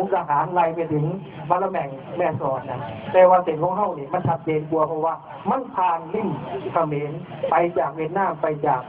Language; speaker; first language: Thai; non-native, local second language; Lao